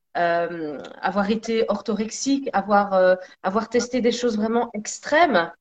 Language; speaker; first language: French; native; French